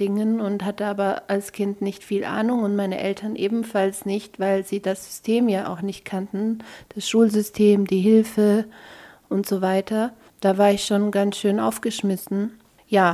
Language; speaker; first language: German; early bilingual, other home language; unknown